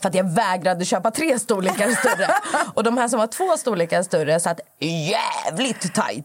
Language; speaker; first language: Swedish; native; Swedish